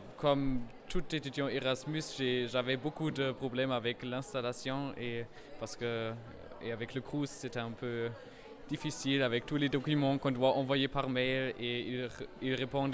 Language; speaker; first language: French; non-native, fluent; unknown